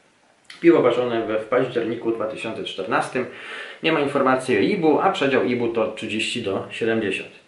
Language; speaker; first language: Polish; native; Polish